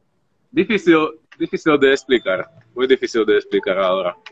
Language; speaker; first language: Spanish; non-native, learner; Slovak